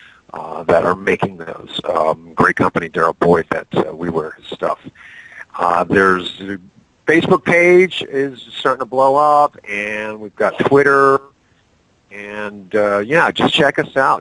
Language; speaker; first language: English; native; English